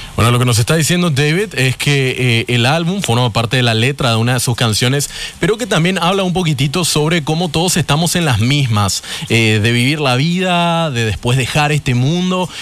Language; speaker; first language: Spanish; native; Spanish